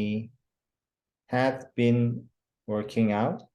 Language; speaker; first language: English; non-native, learner; Korean